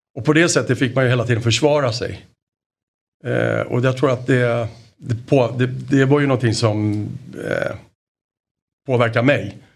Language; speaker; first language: Swedish; native; Swedish